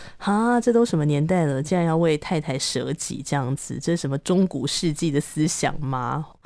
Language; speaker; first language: Chinese; native; Chinese